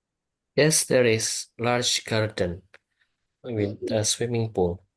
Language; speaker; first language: English; non-native, learner; Indonesian